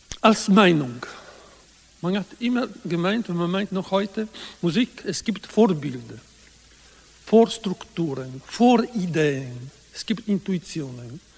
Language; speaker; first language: German; non-native, learner; Italian